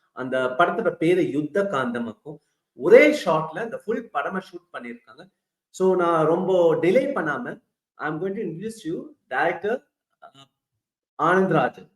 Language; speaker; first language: Tamil; early bilingual, heritage; Tamil